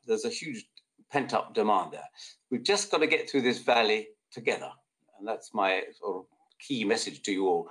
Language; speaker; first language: English; native; English